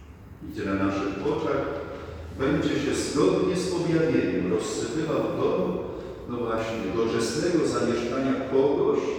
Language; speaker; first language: Polish; native; Polish